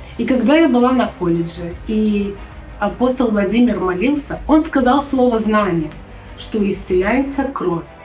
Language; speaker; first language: Russian; native; Russian